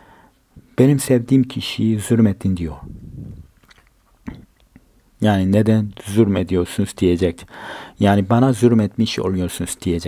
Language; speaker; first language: Turkish; non-native, fluent; Korean